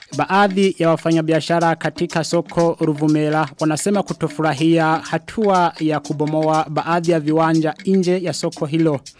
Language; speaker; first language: Swahili; non-native, local second language; Rundi